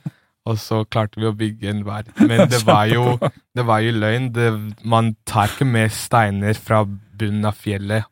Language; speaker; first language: Norwegian; early bilingual, other home language; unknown